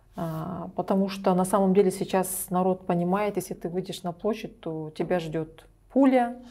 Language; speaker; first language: Russian; non-native, local second language; Kazakh